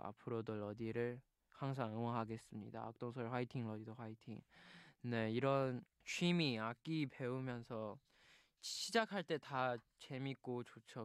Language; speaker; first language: Korean; non-native, fluent; Chinese